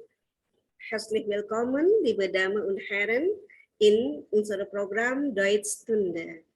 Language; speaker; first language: German; non-native, fluent; Indonesian